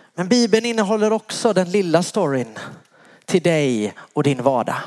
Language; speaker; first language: Swedish; native; Swedish